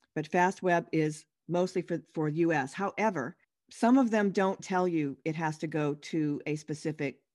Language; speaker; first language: English; native; English